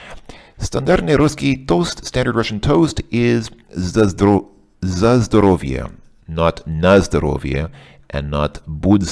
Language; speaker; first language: Russian; non-native, learner; English